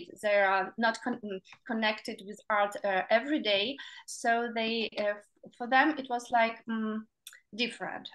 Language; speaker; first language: English; non-native, learner; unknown